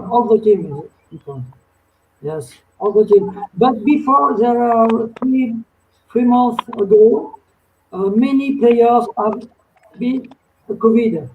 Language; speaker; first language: English; non-native, learner; French